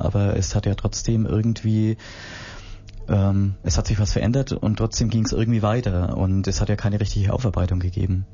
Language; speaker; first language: German; native; German